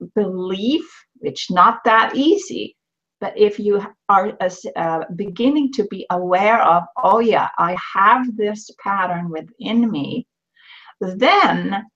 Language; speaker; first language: English; non-native, fluent; Swedish